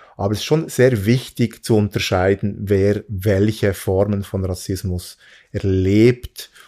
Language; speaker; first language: German; early bilingual, other home language; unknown